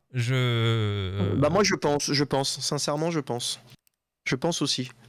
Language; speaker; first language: French; native; French